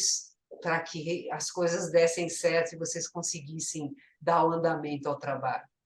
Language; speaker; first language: Portuguese; native; Portuguese